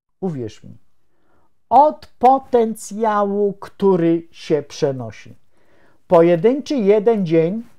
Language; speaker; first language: Polish; native; Polish